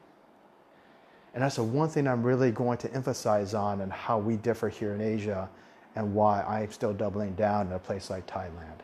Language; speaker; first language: English; early bilingual, other home language; Min Nan Chinese